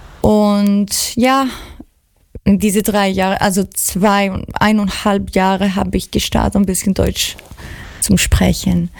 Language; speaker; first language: German; non-native, learner; Greek